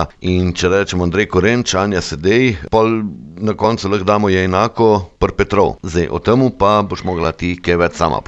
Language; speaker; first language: Slovenian; native; Slovenian